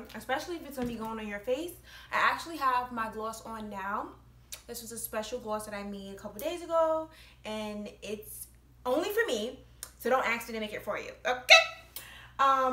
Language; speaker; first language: English; native; English